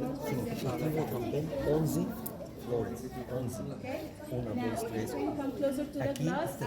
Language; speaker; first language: Portuguese; non-native, learner; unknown